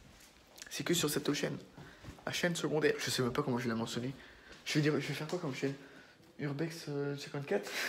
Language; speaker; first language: French; native; French